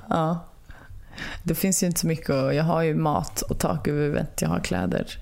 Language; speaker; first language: Swedish; early bilingual, other home language; Lithuanian